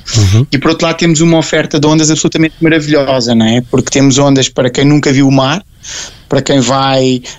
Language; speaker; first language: Portuguese; native; Portuguese